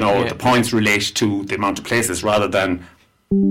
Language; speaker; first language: English; native; English